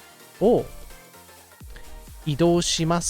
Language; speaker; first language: Japanese; non-native, fluent; English